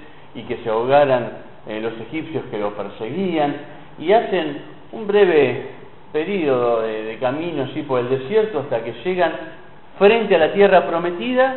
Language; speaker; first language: Spanish; native; Spanish